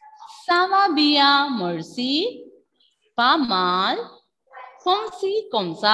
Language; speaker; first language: French; non-native, fluent; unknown